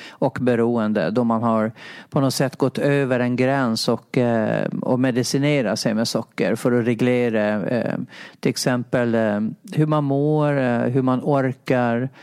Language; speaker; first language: Swedish; native; Swedish